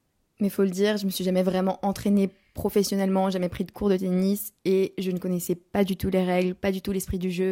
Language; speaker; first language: French; native; French